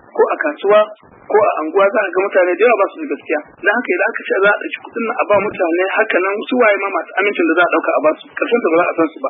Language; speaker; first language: Hausa; native; Hausa